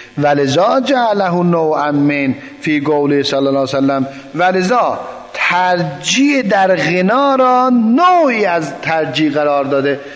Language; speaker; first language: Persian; non-native, local second language; Azerbaijani